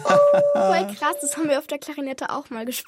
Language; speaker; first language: German; native; German